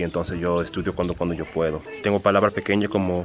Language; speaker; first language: Spanish; early bilingual, heritage; Spanish